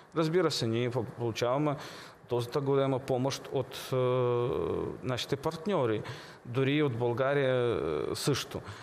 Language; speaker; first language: Bulgarian; early bilingual, heritage; Bulgarian